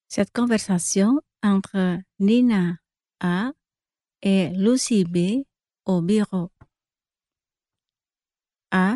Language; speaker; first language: French; non-native, fluent; Indonesian